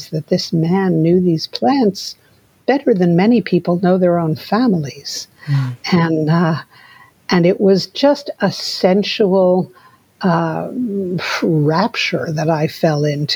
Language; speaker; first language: English; native; English